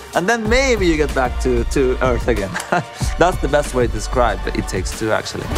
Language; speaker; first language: English; early bilingual, other home language; Arabic